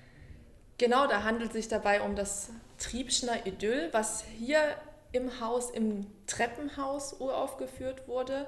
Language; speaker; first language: German; native; German